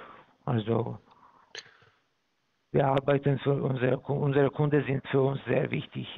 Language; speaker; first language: German; non-native, fluent; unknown